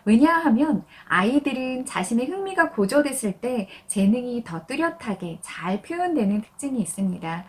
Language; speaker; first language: Korean; native; Korean